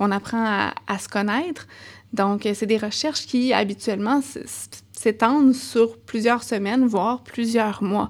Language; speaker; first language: French; native; French